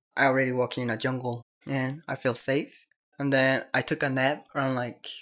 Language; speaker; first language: English; non-native, learner; Korean